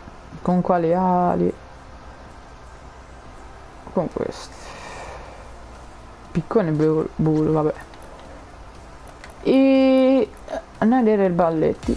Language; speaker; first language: Italian; native; Italian